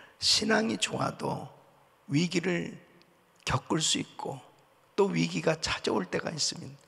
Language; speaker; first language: Korean; native; Korean